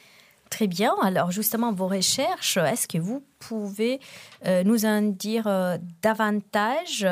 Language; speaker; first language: French; non-native, fluent; Italian